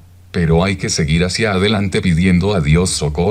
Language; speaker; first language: Spanish; native; Spanish